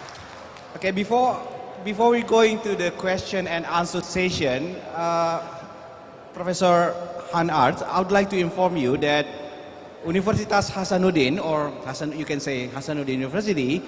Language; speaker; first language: English; non-native, fluent; Indonesian